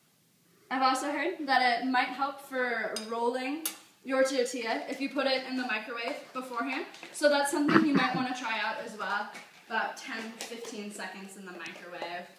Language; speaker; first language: English; native; English